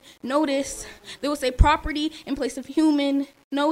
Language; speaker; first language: English; native; English